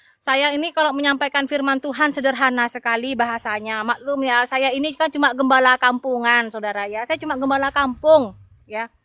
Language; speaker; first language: Indonesian; non-native, local second language; Madurese